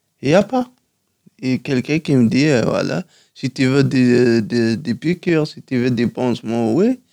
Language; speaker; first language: French; non-native, local second language; Kabyle